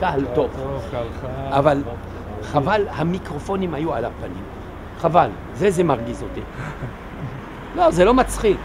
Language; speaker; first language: Hebrew; non-native, fluent; French